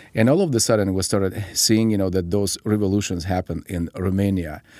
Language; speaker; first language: English; non-native, fluent; Ukrainian